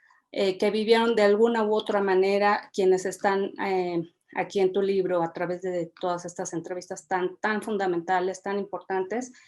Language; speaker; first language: Spanish; native; Spanish